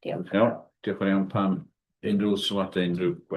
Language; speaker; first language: Welsh; non-native, learner; English